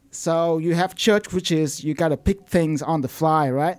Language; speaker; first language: English; non-native, fluent; Vietnamese